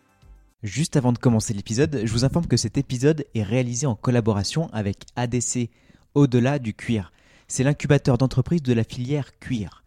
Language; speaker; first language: French; native; French